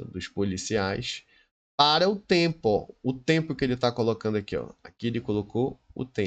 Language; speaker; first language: Portuguese; native; Portuguese